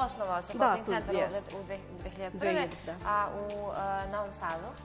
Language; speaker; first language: Serbian; native; Serbian